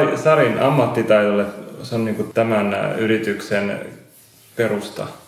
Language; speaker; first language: Finnish; non-native, local second language; Swedish